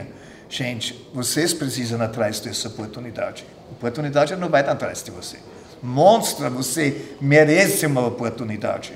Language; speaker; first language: Portuguese; non-native, fluent; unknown